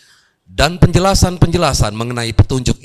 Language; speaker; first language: Indonesian; native; Indonesian